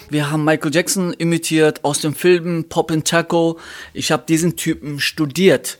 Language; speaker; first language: German; early bilingual, other home language; Turkish